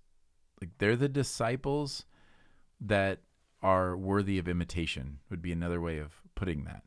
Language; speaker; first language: English; native; English